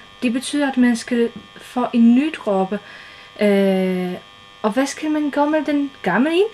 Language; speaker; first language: Danish; non-native, fluent; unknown